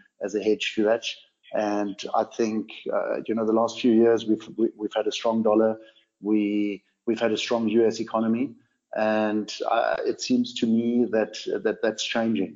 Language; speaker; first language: English; non-native, local second language; German